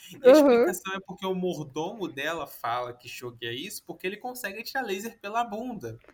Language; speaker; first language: Portuguese; native; Portuguese